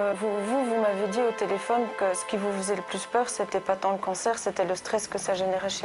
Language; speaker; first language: French; native; French